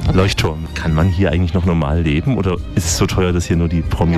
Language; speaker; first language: German; native; German